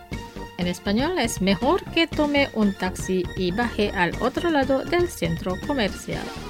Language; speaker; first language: Spanish; non-native, fluent; Indonesian